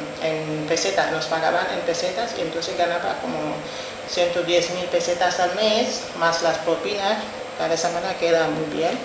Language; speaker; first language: Spanish; non-native, fluent; Wolof